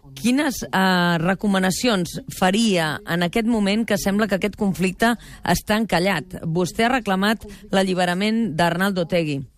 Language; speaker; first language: Catalan; native; Catalan